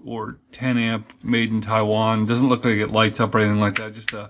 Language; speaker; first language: English; native; English